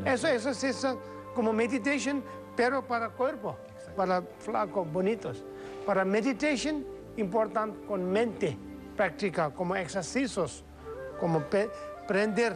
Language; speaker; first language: Spanish; non-native, learner; Tibetan